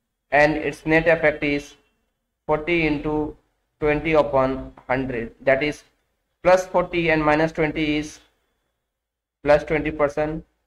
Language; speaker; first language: English; non-native, local second language; Hindi